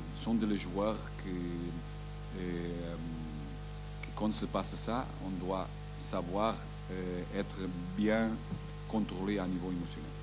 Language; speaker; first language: French; non-native, learner; Portuguese